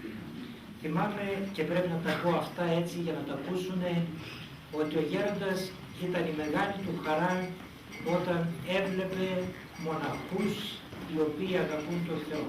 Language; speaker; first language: Greek; native; Greek